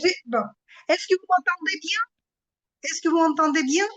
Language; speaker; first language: French; non-native, fluent; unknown